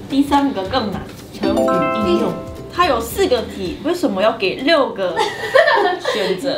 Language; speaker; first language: Chinese; non-native, fluent; Korean